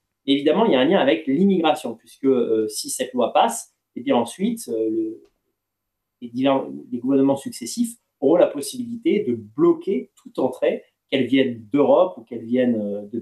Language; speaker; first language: French; native; French